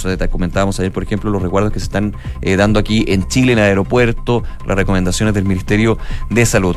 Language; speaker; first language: Spanish; native; Spanish